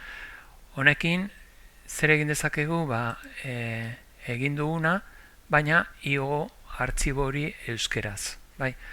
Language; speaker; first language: Basque; non-native, local second language; Spanish